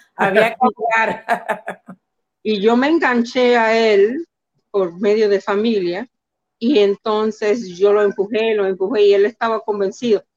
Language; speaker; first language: Spanish; early bilingual, heritage; Spanish